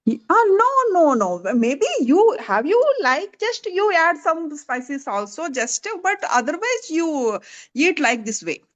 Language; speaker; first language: English; non-native, learner; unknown